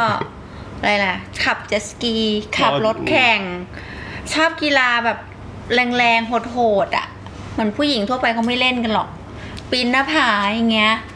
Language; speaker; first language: Thai; native; Thai